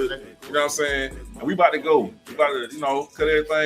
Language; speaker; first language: English; native; English